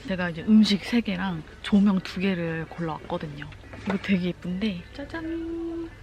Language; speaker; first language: Korean; native; Korean